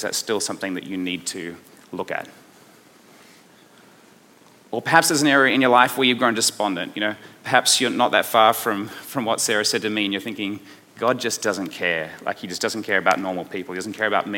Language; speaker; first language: English; native; English